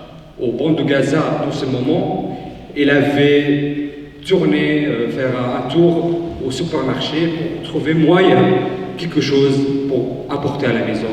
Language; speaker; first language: French; non-native, fluent; Arabic